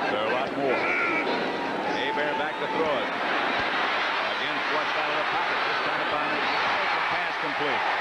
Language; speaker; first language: English; native; English